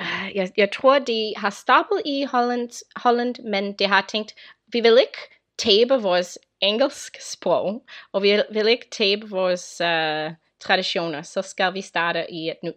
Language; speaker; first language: Danish; non-native, fluent; English